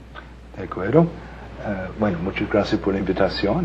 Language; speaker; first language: Spanish; non-native, fluent; English